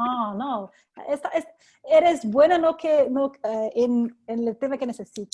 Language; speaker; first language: Spanish; non-native, fluent; Portuguese